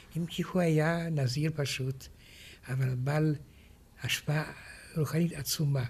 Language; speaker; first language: Hebrew; non-native, fluent; Romanian